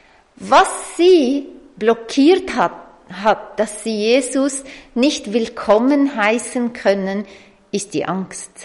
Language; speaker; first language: German; non-native, fluent; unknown